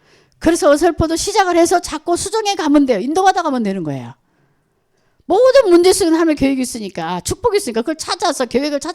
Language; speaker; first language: Korean; native; Korean